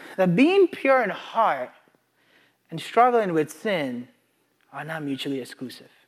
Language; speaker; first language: English; non-native, local second language; Akan